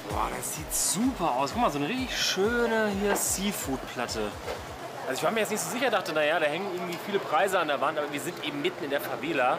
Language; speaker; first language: German; native; German